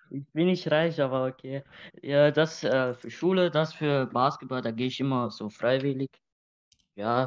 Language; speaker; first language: German; non-native, learner; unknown